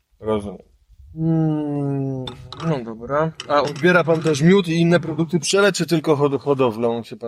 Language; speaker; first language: Polish; native; Polish